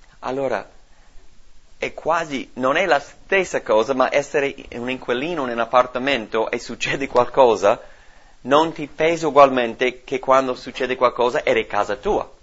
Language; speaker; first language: Italian; non-native, fluent; English